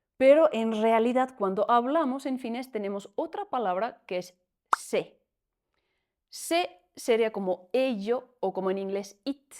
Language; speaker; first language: Spanish; non-native, fluent; Finnish